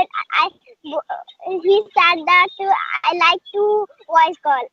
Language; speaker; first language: English; non-native, learner; Hindi